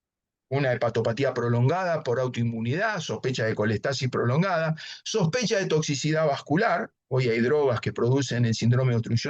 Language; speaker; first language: Spanish; native; Spanish